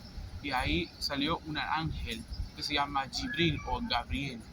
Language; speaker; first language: Spanish; non-native, fluent; English